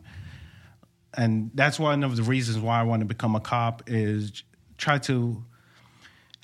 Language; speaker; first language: English; native; English